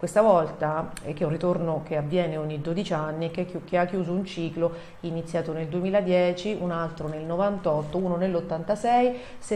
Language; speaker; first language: Italian; native; Italian